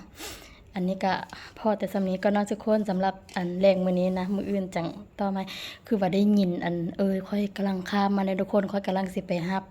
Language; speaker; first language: Thai; non-native, local second language; Lao